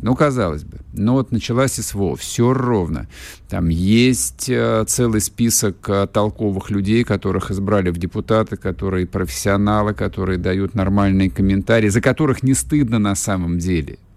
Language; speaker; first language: Russian; native; Russian